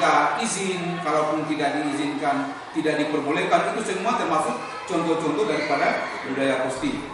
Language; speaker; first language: Indonesian; native; Indonesian